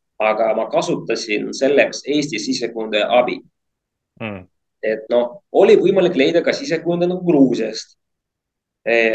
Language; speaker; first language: Estonian; non-native, local second language; Russian